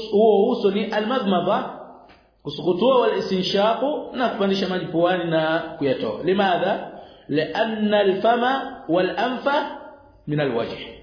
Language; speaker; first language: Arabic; non-native, fluent; Swahili